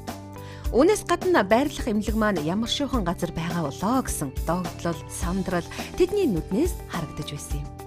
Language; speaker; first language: Mongolian; native; Mongolian